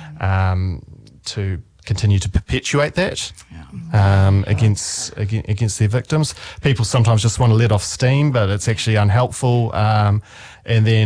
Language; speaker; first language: English; native; English